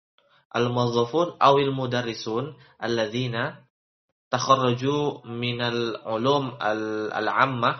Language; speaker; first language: Arabic; non-native, fluent; Indonesian